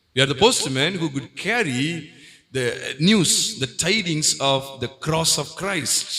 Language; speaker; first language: English; non-native, local second language; Tamil